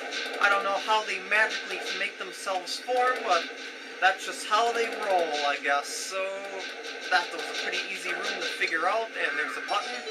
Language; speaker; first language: English; native; English